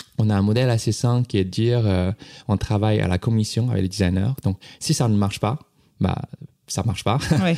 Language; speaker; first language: French; non-native, fluent; Cantonese